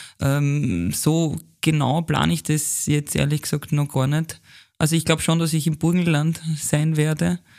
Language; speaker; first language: German; native; German